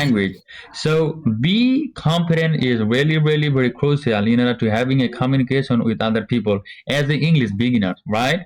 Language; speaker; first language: English; non-native, learner; Bangla